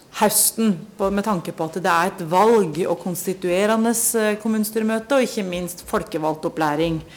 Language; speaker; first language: Norwegian; native; Norwegian